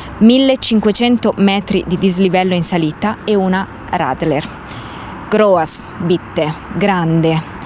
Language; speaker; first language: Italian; native; Italian